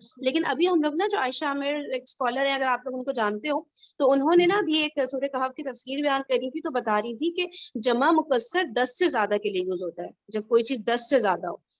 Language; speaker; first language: Urdu; native; Urdu